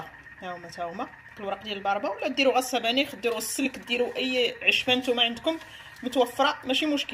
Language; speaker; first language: Arabic; native; Arabic